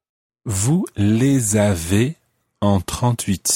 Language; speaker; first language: French; non-native, fluent; English